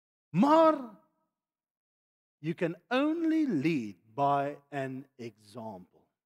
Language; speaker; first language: English; non-native, local second language; Afrikaans